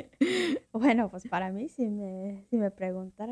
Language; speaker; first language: Spanish; early bilingual, heritage; Spanish